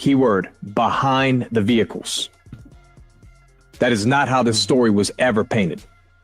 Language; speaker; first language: English; native; English